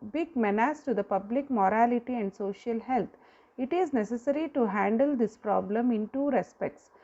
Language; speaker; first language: English; non-native, local second language; Kannada